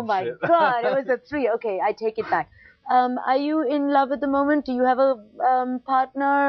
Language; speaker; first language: English; native; English